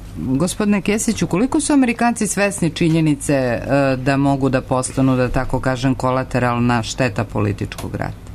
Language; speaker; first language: Serbian; native; Serbian